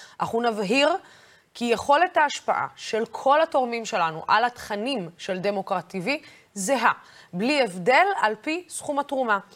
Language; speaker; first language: Hebrew; non-native, local second language; Arabic